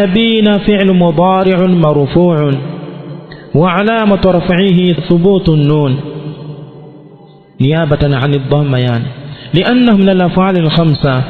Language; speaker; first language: Arabic; non-native, fluent; Swahili